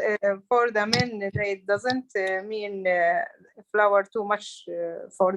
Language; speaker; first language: English; non-native, learner; Arabic